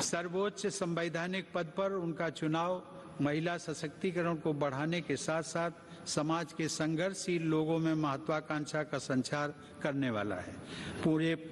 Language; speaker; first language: Hindi; native; Hindi